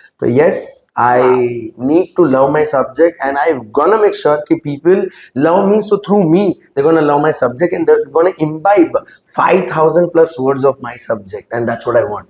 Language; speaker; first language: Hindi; non-native, local second language; Gujarati